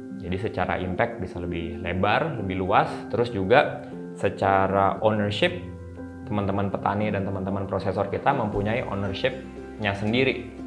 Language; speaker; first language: Indonesian; native; Indonesian